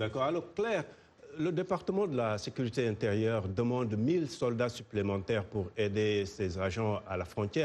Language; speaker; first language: French; native; French